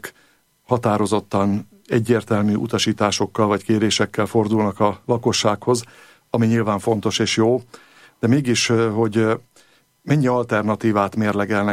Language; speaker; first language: Hungarian; native; Hungarian